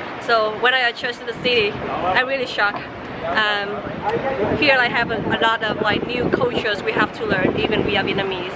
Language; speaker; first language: English; non-native, fluent; Vietnamese